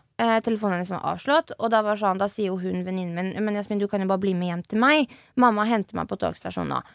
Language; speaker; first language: Norwegian; early bilingual, other home language; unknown